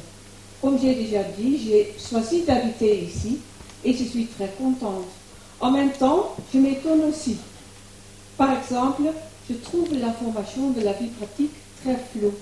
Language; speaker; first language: French; non-native, fluent; Dutch